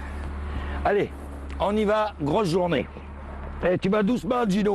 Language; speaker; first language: French; native; French